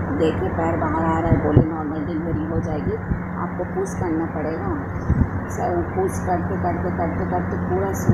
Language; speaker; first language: Hindi; native; Hindi